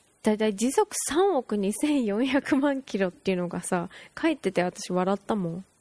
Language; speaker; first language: Japanese; native; Japanese